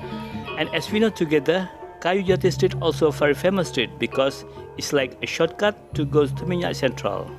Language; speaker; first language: English; non-native, local second language; Indonesian